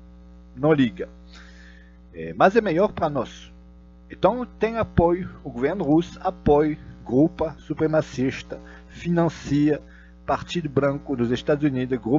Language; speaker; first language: Portuguese; non-native, fluent; Russian